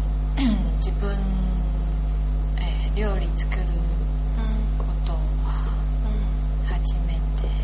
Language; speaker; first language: Japanese; non-native, learner; Chinese